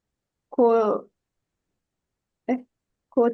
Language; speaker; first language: Japanese; non-native, learner; Indonesian